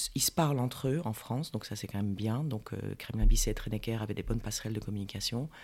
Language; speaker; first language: French; native; French